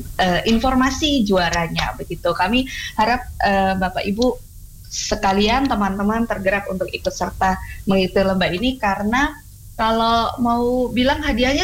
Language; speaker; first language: Indonesian; non-native, local second language; Javanese